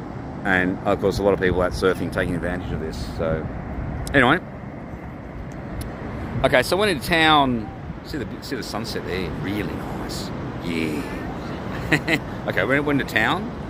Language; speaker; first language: English; native; English